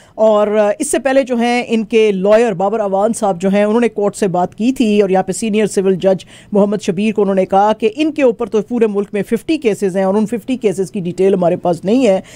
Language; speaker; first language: Urdu; native; Urdu